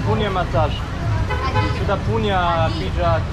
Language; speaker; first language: Indonesian; non-native, learner; German